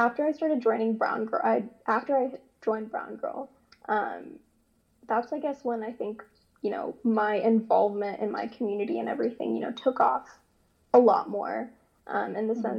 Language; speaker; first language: English; native; English